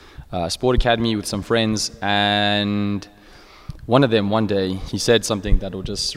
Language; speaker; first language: English; native; English